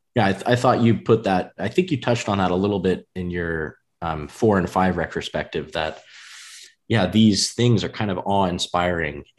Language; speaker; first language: English; native; English